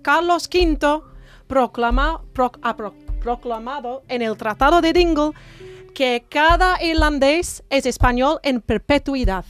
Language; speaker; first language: Spanish; non-native, fluent; English